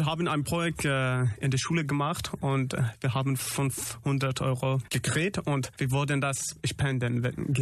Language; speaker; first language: German; non-native, learner; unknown